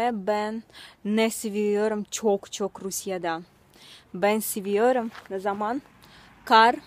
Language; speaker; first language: Turkish; non-native, learner; Russian